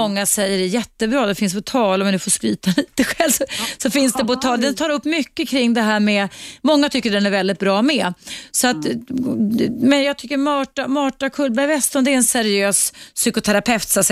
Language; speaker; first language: Swedish; native; Swedish